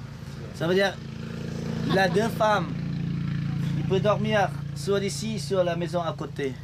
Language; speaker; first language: French; non-native, local second language; Lao